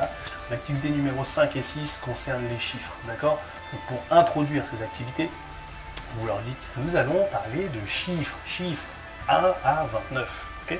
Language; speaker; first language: French; native; French